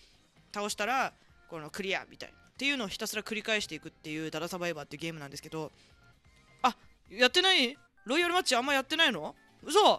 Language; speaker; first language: Japanese; native; Japanese